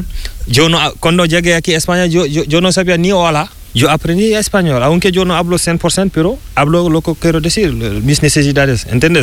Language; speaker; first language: Spanish; non-native, learner; Fula